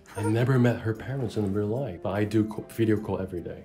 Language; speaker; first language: English; non-native, fluent; Korean